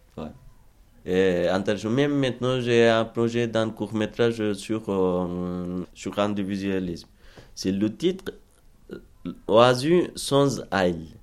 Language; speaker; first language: French; non-native, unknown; Bangla